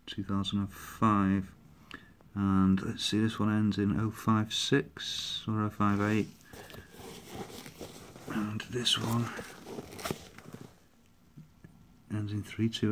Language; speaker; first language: English; native; English